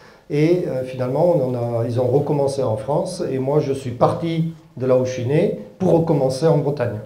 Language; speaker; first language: French; early bilingual, other home language; German